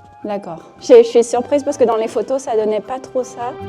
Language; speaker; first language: French; non-native, fluent; English